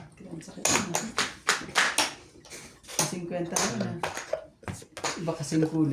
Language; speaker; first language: Filipino; native; Filipino